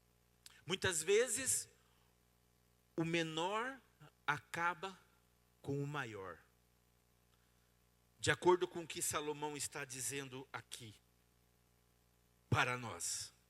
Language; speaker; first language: Portuguese; native; Portuguese